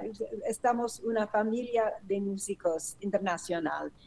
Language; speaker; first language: Spanish; non-native, fluent; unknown